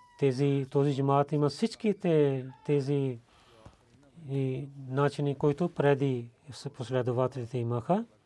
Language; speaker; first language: Bulgarian; non-native, learner; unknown